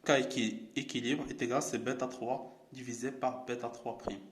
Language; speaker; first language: French; non-native, local second language; Arabic